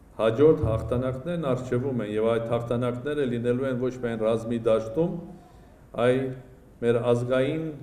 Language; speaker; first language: Armenian; native; Armenian